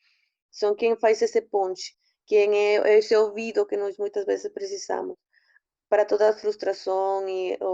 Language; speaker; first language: Portuguese; non-native, fluent; Spanish